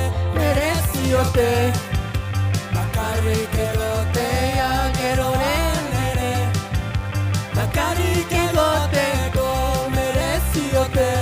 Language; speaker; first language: Basque; non-native, learner; English